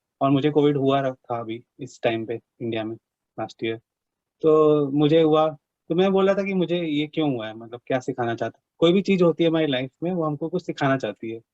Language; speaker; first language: Hindi; native; Hindi